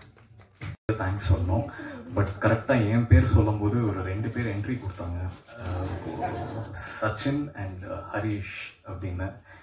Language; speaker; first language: Tamil; native; Tamil